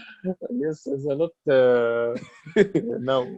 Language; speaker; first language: English; non-native, learner; Arabic